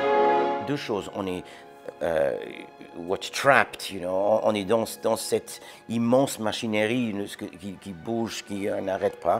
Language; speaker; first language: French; non-native, learner; English